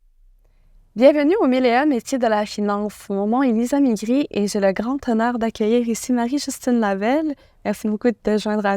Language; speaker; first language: French; native; French